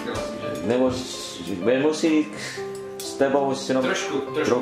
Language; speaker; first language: Czech; non-native, learner; Vietnamese